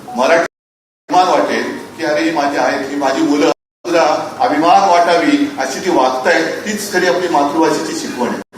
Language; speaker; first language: Marathi; native; Marathi